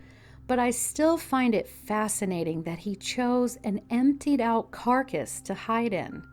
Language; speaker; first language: English; native; English